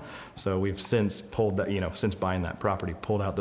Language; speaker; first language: English; native; English